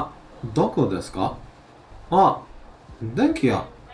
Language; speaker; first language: Japanese; non-native, learner; English